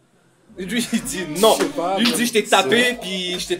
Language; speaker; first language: French; native; French